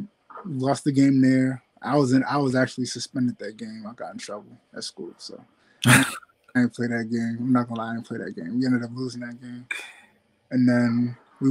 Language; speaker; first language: English; native; English